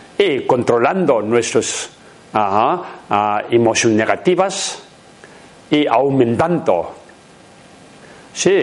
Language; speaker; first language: Spanish; non-native, learner; Tibetan